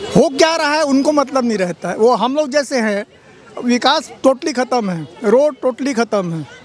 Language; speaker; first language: Hindi; native; Hindi